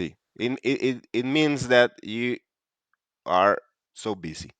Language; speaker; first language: English; non-native, fluent; Spanish